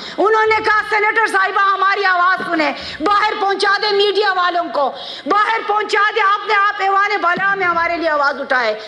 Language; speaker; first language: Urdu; non-native, local second language; Khowar